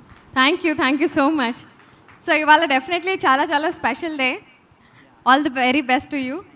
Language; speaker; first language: Telugu; native; Telugu